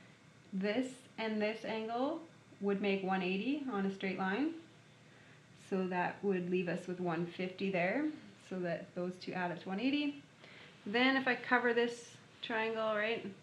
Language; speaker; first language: English; native; English